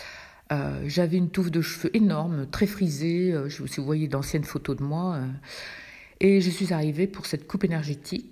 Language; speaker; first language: French; native; French